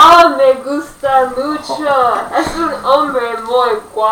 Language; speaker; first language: Spanish; non-native, learner; English